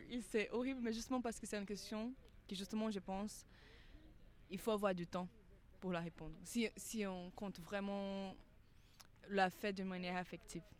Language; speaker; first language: French; non-native, fluent; Portuguese